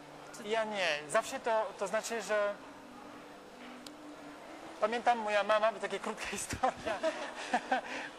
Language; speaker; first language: Polish; non-native, learner; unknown